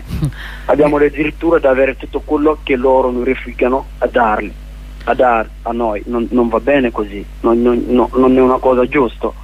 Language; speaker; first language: Italian; non-native, learner; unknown